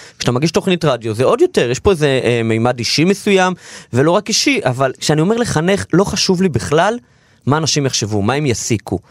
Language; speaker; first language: Hebrew; native; Hebrew